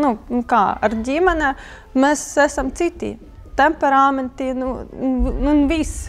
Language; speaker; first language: Latvian; non-native, learner; Ukrainian